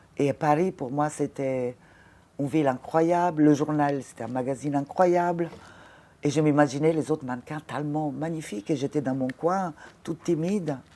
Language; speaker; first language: French; non-native, fluent; Italian